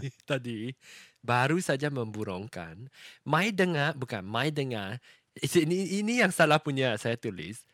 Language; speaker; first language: Malay; non-native, local second language; Chinese